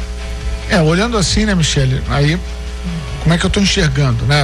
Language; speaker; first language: Portuguese; native; Portuguese